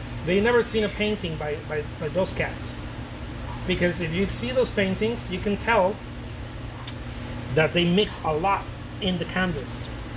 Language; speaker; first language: English; non-native, fluent; Spanish